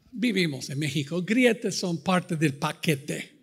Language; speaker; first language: Spanish; non-native, fluent; English